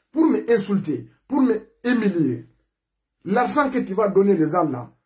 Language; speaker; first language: French; non-native, local second language; Mandingo